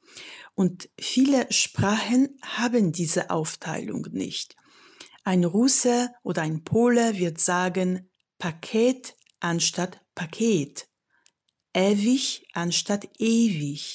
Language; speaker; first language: German; non-native, fluent; Polish